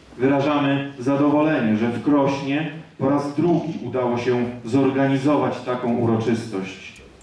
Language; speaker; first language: Polish; native; Polish